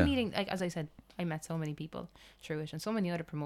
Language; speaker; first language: English; non-native, fluent; Polish